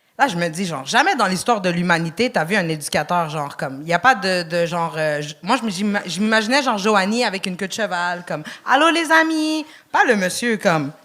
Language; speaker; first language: French; early bilingual, other home language; Arabic